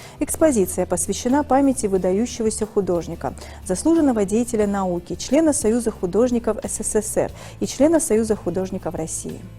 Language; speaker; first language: Russian; non-native, local second language; Ingush